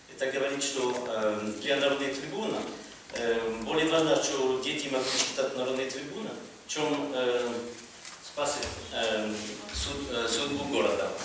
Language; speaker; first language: Russian; non-native, learner; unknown